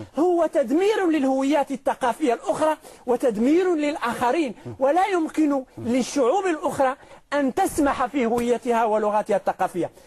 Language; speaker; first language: Arabic; non-native, local second language; Tachelhit